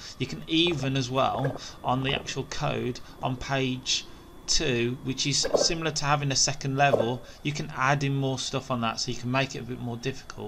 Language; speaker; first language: English; native; English